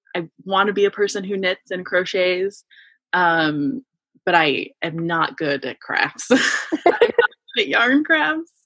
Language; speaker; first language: English; early bilingual, other home language; Yoruba